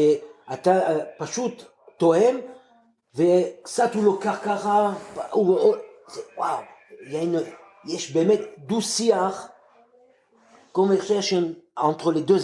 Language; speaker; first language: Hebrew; non-native, fluent; French